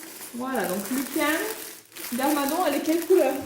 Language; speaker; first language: French; native; French